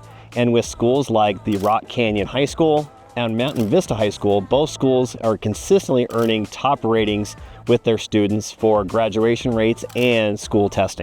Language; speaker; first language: English; native; English